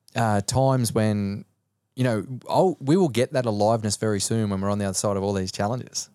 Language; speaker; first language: English; native; English